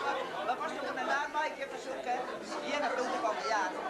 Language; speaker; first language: Dutch; non-native, learner; Estonian